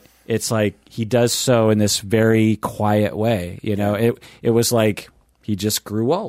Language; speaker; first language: English; native; English